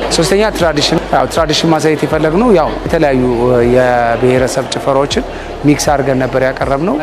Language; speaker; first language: Amharic; native; Amharic